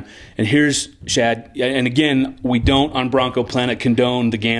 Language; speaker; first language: English; native; English